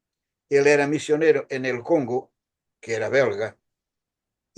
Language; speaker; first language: Spanish; non-native, fluent; Portuguese